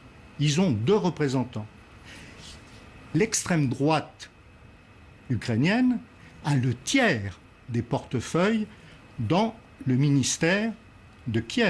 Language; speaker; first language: French; native; French